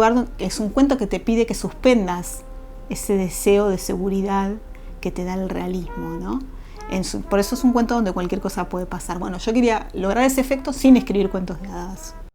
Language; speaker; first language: Spanish; native; Spanish